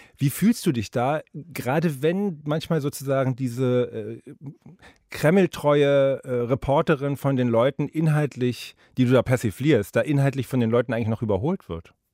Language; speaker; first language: German; native; German